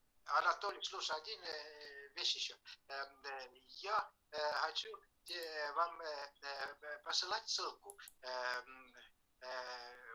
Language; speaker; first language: Russian; non-native, fluent; Estonian